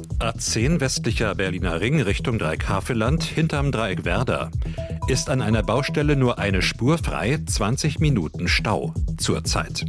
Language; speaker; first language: German; native; German